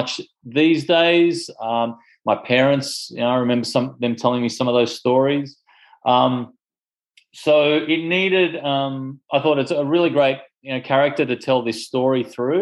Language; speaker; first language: English; non-native, local second language; Greek